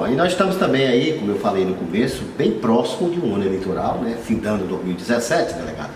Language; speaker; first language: Portuguese; native; Portuguese